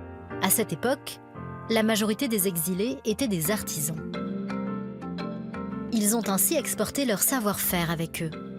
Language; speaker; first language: French; native; French